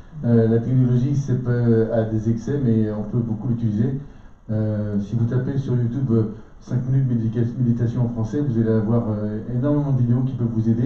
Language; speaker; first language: French; native; French